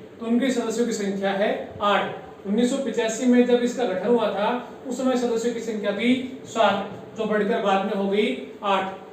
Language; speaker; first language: Hindi; native; Hindi